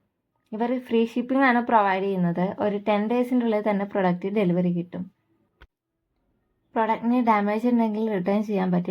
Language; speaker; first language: Malayalam; native; Malayalam